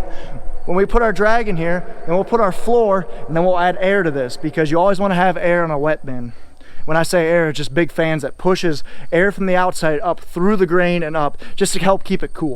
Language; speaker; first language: English; native; English